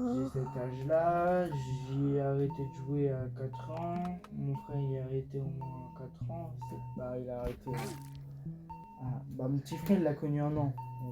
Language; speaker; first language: French; native; French